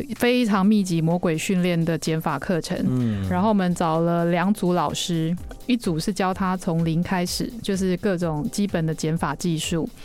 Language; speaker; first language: Chinese; native; Chinese